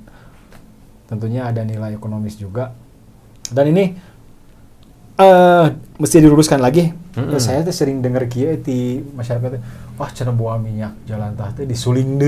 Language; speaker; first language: Indonesian; non-native, local second language; Sundanese